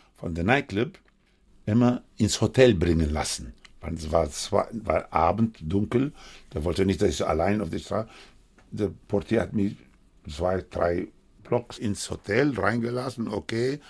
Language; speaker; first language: German; non-native, fluent; Spanish